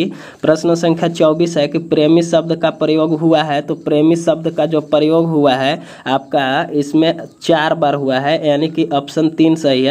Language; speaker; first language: Hindi; native; Hindi